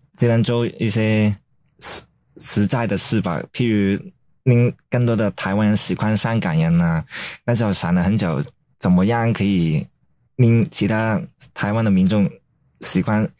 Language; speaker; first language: Chinese; non-native, fluent; Cantonese